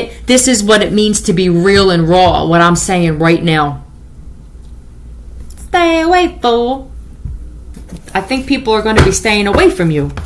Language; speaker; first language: English; native; English